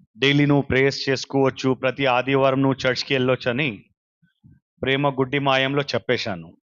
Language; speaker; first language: Telugu; non-native, local second language; Urdu